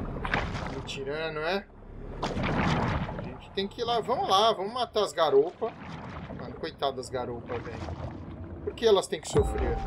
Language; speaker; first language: Portuguese; native; Portuguese